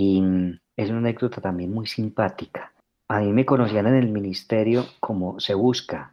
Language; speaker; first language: Spanish; native; Spanish